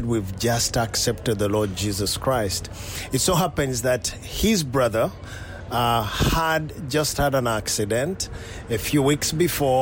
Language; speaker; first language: English; non-native, local second language; Ganda